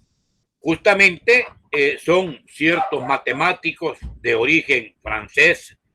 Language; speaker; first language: Spanish; native; Spanish